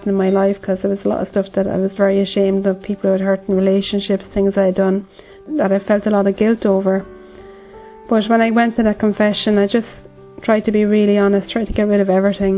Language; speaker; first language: English; native; English